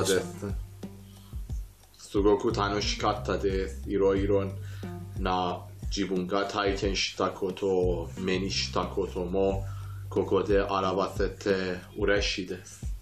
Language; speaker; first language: Japanese; non-native, fluent; Persian